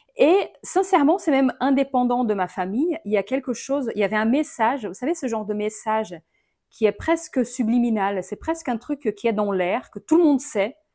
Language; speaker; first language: French; non-native, fluent; Portuguese